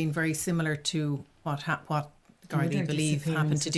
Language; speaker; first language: English; native; English